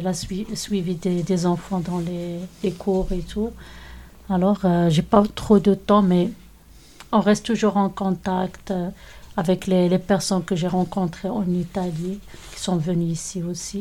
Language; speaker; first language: French; non-native, local second language; Arabic